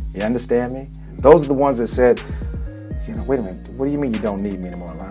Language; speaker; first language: English; native; English